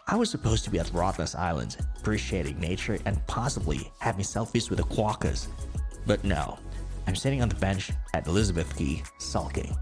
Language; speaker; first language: English; non-native, local second language; Cebuano